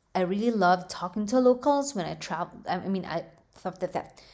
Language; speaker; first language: English; non-native, local second language; Filipino